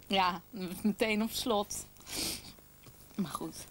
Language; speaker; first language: Dutch; native; Dutch